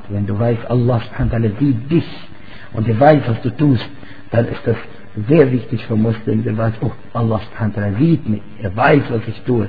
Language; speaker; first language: German; non-native, fluent; Arabic